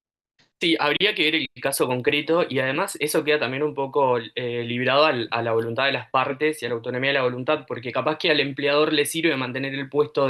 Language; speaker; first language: Spanish; native; Spanish